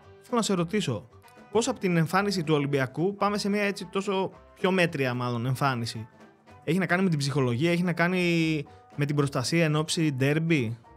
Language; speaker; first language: Greek; native; Greek